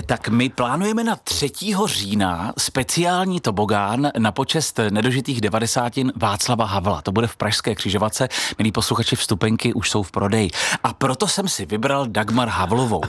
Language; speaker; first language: Czech; native; Czech